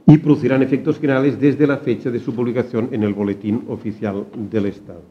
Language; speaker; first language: Spanish; non-native, local second language; Catalan